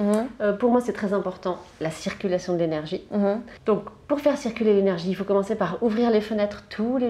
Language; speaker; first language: French; native; French